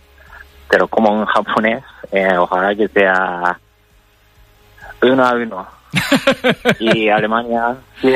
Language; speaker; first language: Spanish; non-native, fluent; Japanese